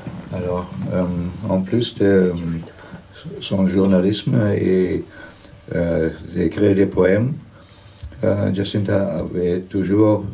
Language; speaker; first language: French; non-native, fluent; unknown